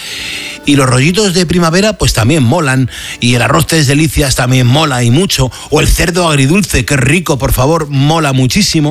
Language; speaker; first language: Spanish; native; Spanish